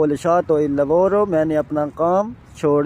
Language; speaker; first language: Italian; non-native, fluent; Urdu